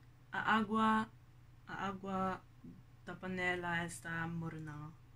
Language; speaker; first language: Portuguese; non-native, learner; Norwegian